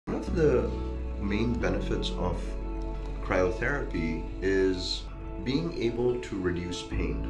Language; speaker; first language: English; native; English